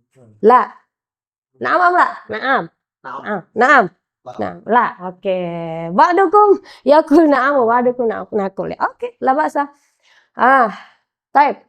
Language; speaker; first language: Arabic; non-native, fluent; Indonesian